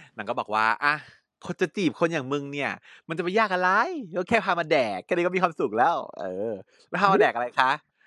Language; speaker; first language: Thai; native; Thai